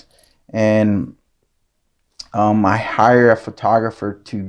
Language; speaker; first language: English; non-native, fluent; Spanish